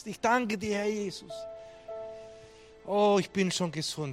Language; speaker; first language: German; non-native, fluent; Spanish